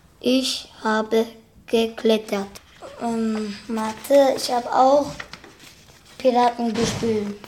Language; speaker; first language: German; non-native, local second language; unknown